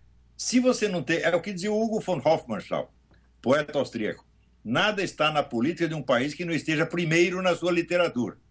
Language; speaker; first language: Portuguese; native; Portuguese